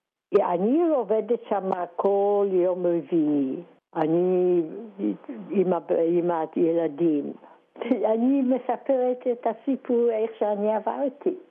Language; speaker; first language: Hebrew; non-native, fluent; Polish